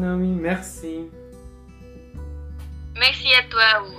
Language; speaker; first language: French; non-native, learner; Spanish